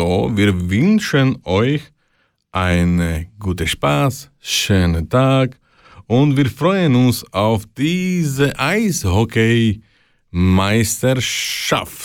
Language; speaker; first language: German; non-native, learner; Slovak